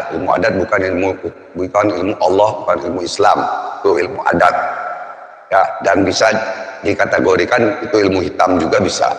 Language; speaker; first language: Indonesian; native; Indonesian